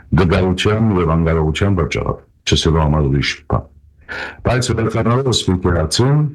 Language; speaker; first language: Armenian; early bilingual, heritage; Armenian